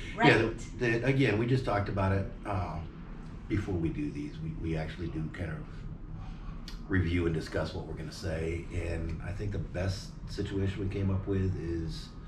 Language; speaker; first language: English; native; English